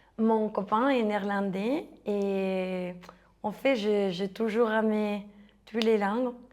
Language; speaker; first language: French; non-native, fluent; Spanish